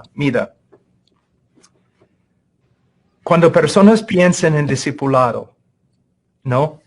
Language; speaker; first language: Spanish; non-native, fluent; English